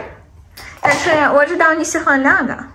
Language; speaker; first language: Chinese; non-native, learner; Ukrainian